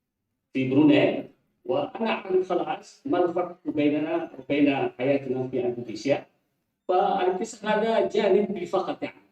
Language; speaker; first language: Arabic; non-native, fluent; Indonesian